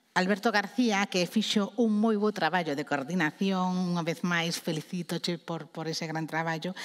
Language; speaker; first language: Galician; non-native, local second language; Spanish